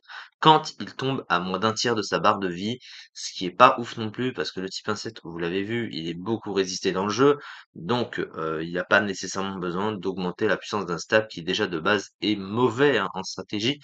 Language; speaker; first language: French; native; French